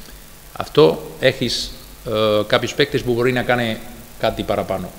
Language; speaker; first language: Greek; non-native, fluent; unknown